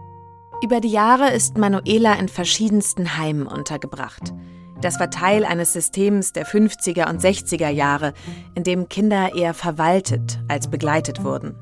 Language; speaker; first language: German; native; German